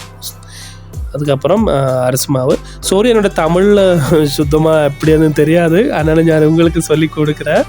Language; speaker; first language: Tamil; non-native, learner; Malayalam